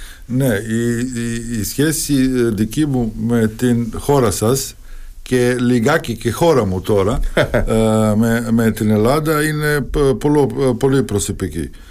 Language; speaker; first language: Greek; non-native, fluent; Serbian